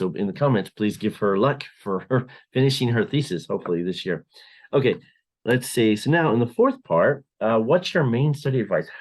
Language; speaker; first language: English; non-native, fluent; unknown